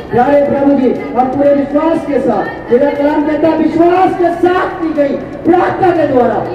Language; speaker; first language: Hindi; non-native, local second language; Punjabi